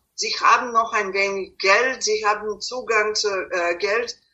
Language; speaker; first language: German; non-native, fluent; Serbian